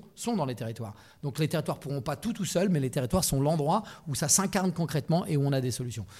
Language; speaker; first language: French; native; French